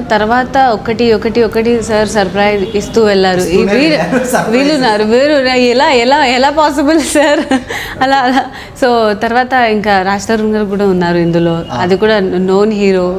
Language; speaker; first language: Telugu; non-native, local second language; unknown